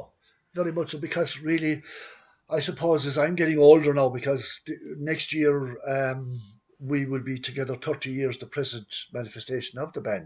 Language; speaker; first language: English; native; English